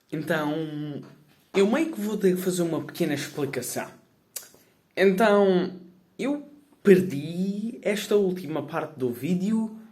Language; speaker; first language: Portuguese; early bilingual, heritage; Portuguese